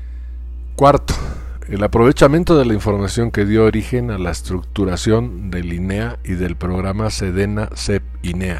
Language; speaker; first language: Spanish; native; Spanish